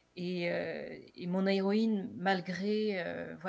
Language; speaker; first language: French; native; French